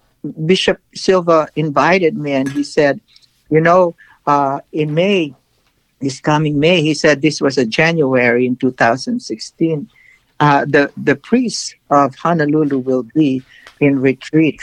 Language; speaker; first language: English; non-native, local second language; Filipino